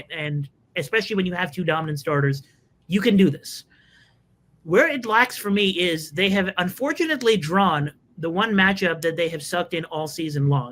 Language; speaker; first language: English; native; English